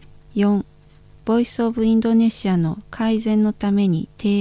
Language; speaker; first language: Japanese; non-native, fluent; Indonesian